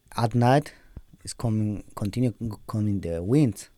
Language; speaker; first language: English; non-native, learner; Spanish